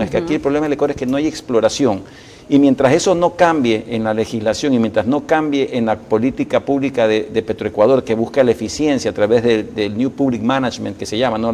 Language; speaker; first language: Spanish; native; Spanish